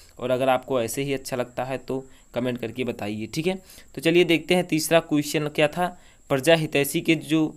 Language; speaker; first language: Hindi; native; Hindi